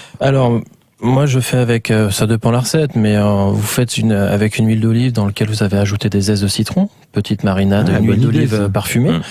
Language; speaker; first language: French; native; French